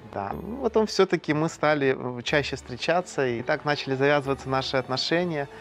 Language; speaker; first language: Russian; native; Russian